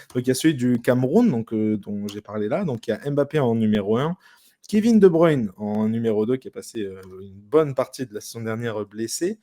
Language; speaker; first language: French; native; French